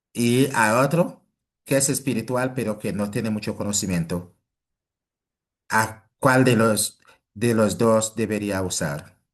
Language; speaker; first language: Spanish; non-native, fluent; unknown